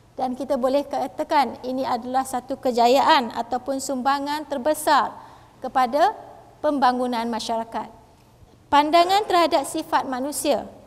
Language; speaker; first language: Malay; native; Malay